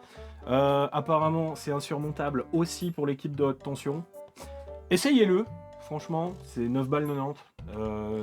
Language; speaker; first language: French; native; French